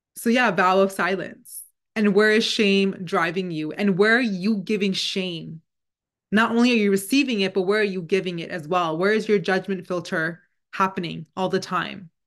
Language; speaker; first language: English; non-native, fluent; Punjabi